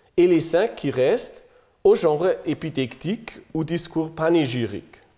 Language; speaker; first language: French; non-native, fluent; German